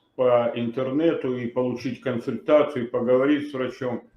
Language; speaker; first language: Russian; native; Russian